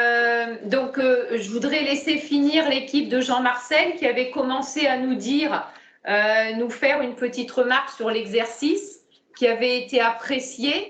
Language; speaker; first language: French; native; French